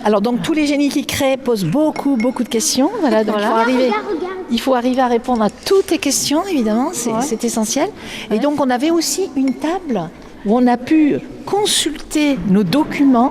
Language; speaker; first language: French; native; French